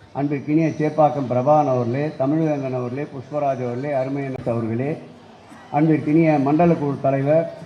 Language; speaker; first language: Tamil; native; Tamil